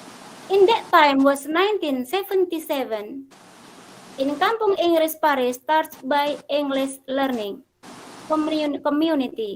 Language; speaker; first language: English; non-native, fluent; Indonesian